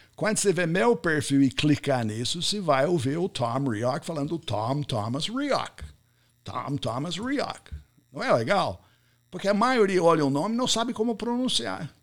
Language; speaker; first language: Portuguese; non-native, fluent; English